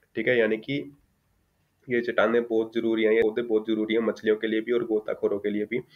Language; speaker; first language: Hindi; non-native, local second language; Punjabi